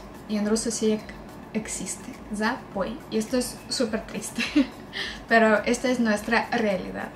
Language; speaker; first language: Spanish; non-native, fluent; Russian